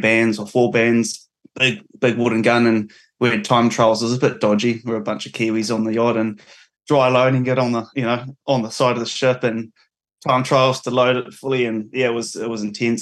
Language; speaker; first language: English; native; English